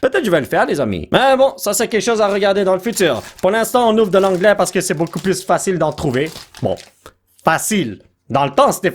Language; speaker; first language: French; native; French